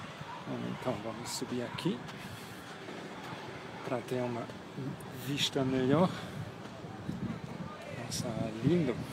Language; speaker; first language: Portuguese; non-native, fluent; German